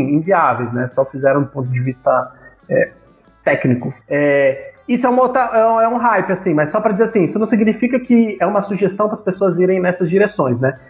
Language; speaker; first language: Portuguese; native; Portuguese